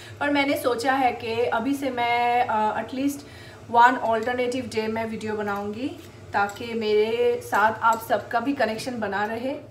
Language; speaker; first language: Hindi; non-native, local second language; Bangla